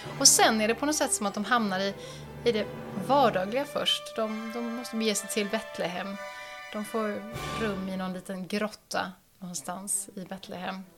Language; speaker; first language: Swedish; native; Swedish